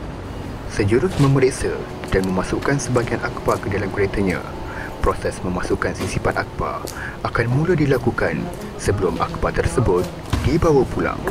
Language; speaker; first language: Malay; native; Malay